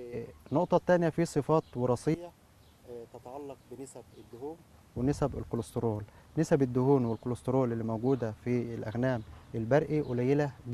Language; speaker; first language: Arabic; native; Arabic